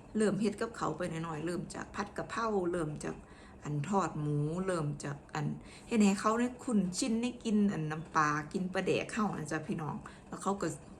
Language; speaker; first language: Thai; native; Thai